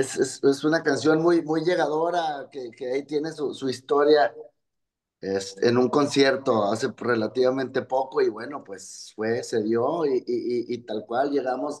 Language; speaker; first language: Spanish; native; Spanish